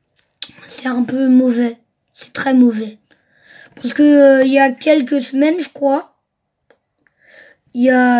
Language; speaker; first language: French; early bilingual, other home language; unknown